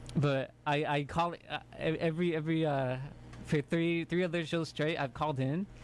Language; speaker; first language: English; early bilingual, other home language; Spanish